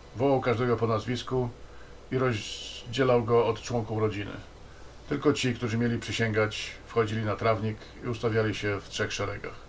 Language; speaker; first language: Polish; native; Polish